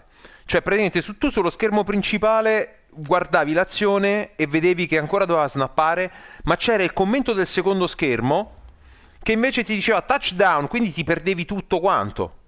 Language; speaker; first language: Italian; native; Italian